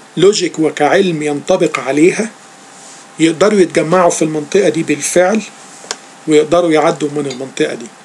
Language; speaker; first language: Arabic; native; Arabic